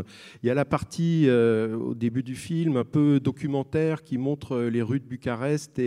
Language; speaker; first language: French; native; French